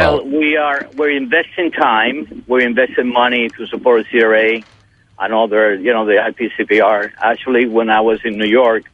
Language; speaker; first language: English; non-native, fluent; Spanish